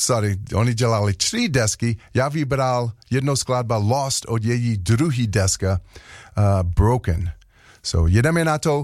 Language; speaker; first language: Czech; non-native, learner; English